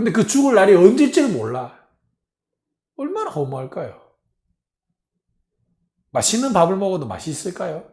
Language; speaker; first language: Korean; native; Korean